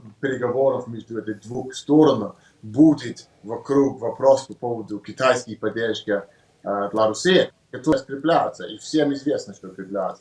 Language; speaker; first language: Russian; non-native, learner; English